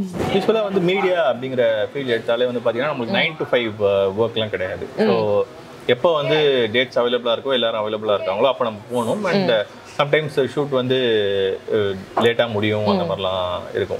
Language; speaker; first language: Tamil; native; Tamil